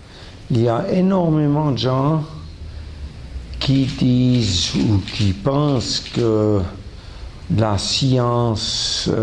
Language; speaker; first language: French; non-native, local second language; German